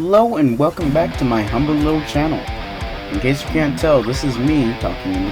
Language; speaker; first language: English; native; English